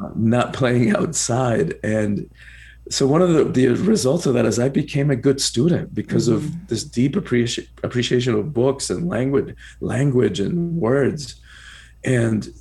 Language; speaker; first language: English; early bilingual, other home language; Spanish